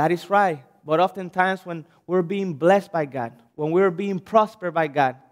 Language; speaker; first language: English; non-native, fluent; Spanish